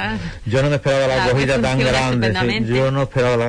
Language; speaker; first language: Spanish; native; Spanish